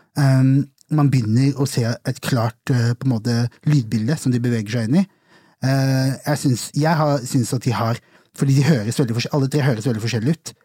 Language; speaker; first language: Norwegian; early bilingual, other home language; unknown